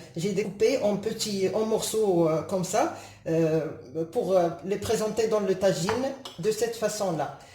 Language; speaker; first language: French; non-native, local second language; Arabic